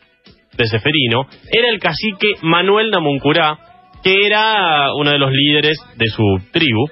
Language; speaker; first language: Spanish; native; Spanish